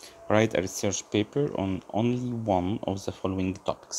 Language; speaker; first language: English; non-native, fluent; Arabic